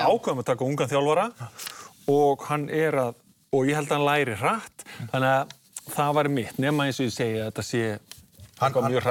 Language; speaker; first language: Icelandic; native; Icelandic